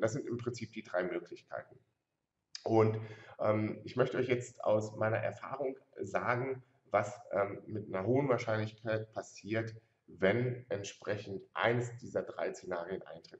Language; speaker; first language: German; native; German